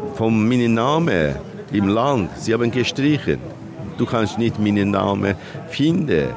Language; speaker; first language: German; non-native, learner; Persian